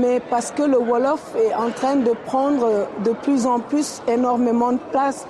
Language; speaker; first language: French; non-native, local second language; Wolof